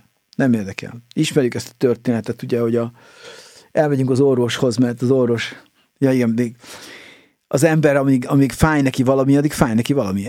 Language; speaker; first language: Hungarian; native; Hungarian